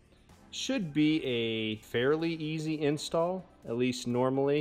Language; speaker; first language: English; native; English